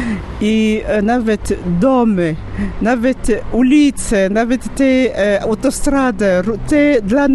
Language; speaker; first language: Polish; non-native, learner; French